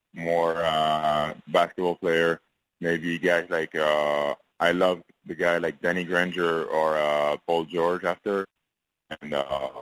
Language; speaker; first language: English; non-native, fluent; French